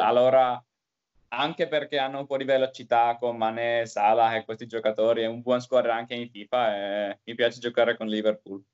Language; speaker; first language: Italian; non-native, learner; Finnish